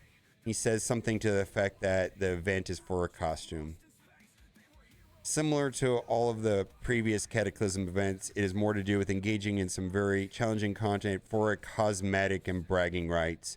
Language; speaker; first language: English; native; English